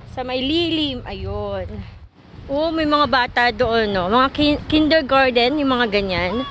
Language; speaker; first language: Filipino; native; Filipino